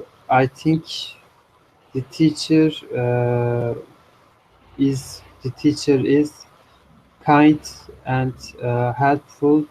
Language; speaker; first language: English; non-native, learner; Turkish